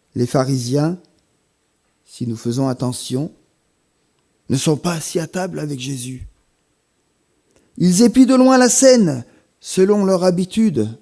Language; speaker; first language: French; native; French